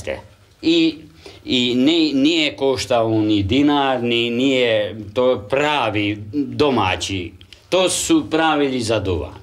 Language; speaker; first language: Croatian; non-native, local second language; Hungarian